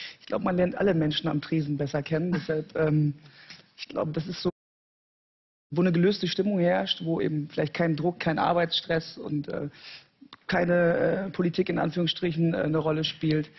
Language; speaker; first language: German; native; German